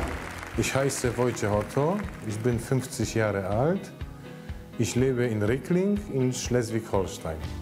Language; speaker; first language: German; non-native, local second language; Polish